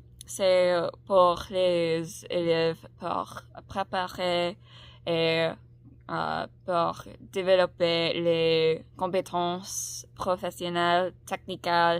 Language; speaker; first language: French; non-native, learner; English